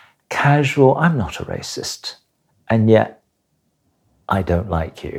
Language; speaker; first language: English; non-native, local second language; Cantonese